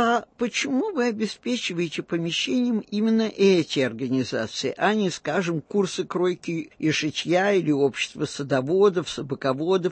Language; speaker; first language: Russian; native; Russian